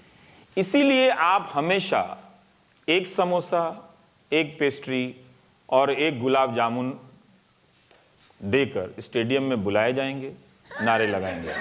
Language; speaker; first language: Hindi; native; Hindi